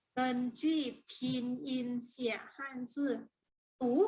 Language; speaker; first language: Chinese; non-native, fluent; Thai